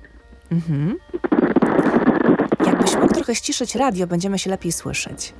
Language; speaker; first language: Polish; native; Polish